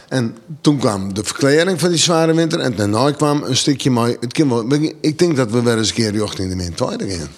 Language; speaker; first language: Dutch; non-native, local second language; Western Frisian